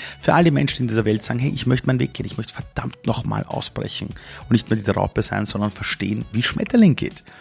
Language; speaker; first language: German; early bilingual, other home language; Persian